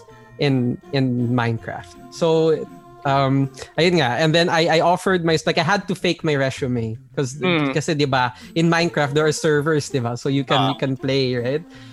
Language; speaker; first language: English; non-native, local second language; Hiligaynon